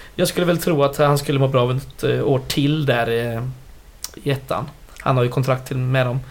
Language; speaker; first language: Swedish; native; Swedish